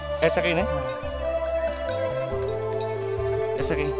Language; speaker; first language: Portuguese; non-native, learner; Vietnamese